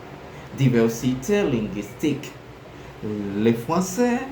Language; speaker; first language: French; non-native, learner; Spanish